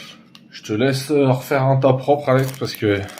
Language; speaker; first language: French; native; French